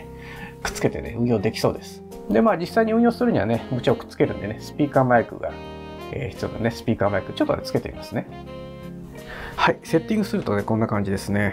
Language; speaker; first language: Japanese; native; Japanese